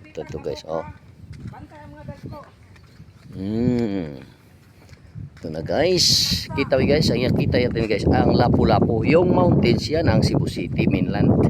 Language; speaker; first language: Filipino; non-native, local second language; Cebuano